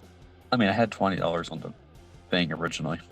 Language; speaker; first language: English; native; English